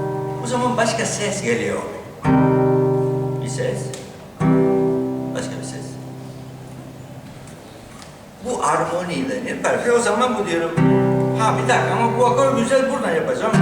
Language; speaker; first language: Turkish; non-native, learner; Spanish